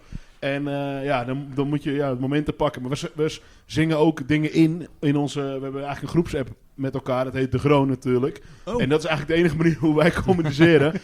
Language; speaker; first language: Dutch; native; Dutch